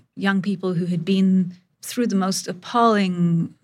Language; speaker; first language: English; early bilingual, other home language; Bangla